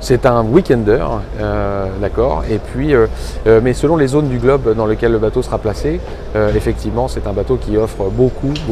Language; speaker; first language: French; native; French